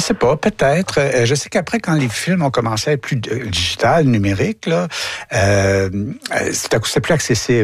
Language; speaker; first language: French; native; French